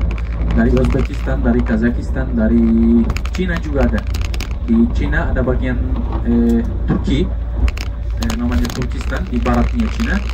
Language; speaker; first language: Indonesian; non-native, fluent; Turkish